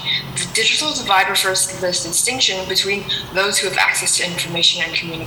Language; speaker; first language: English; non-native, local second language; Cantonese